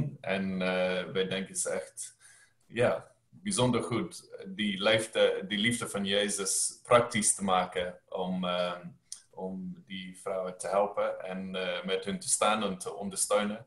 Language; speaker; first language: Dutch; non-native, learner; English